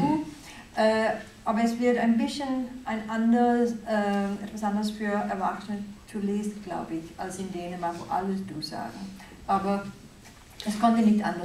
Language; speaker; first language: German; non-native, fluent; Danish